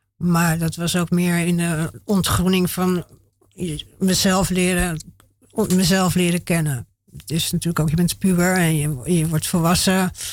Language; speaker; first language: Dutch; native; Dutch